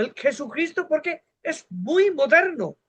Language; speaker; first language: Spanish; non-native, fluent; Bangla